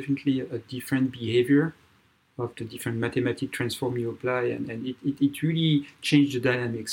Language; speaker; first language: English; non-native, fluent; French